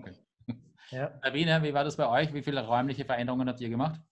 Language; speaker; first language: German; native; German